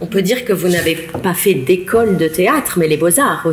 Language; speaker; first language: French; native; French